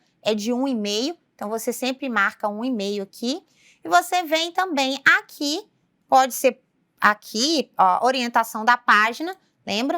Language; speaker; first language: Portuguese; native; Portuguese